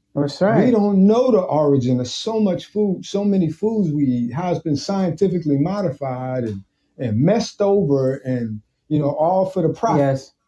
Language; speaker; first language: English; native; English